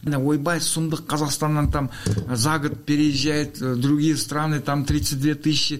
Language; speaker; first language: Russian; non-native, local second language; Kazakh